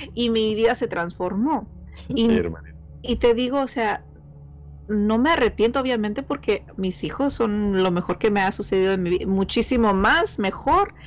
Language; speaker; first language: Spanish; early bilingual, heritage; Spanish